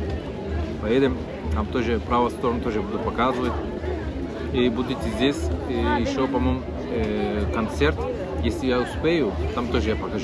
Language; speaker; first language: Russian; non-native, learner; Turkish